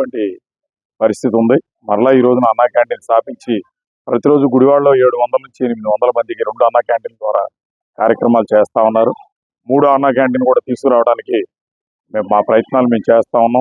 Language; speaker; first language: Telugu; native; Telugu